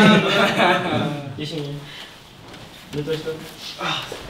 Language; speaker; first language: Czech; native; Czech